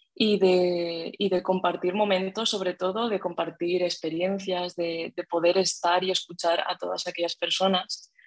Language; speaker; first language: Spanish; native; Spanish